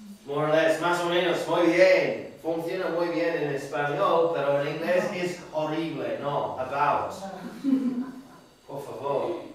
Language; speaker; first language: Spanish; non-native, learner; English